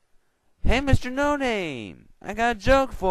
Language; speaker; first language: English; native; English